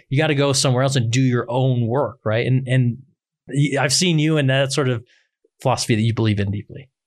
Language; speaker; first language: English; native; English